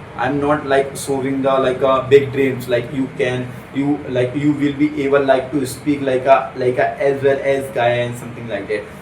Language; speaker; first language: English; non-native, local second language; Hindi